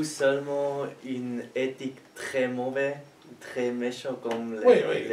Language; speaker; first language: French; non-native, learner; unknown